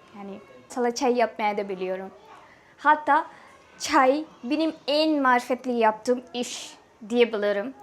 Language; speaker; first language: Turkish; non-native, fluent; Hindi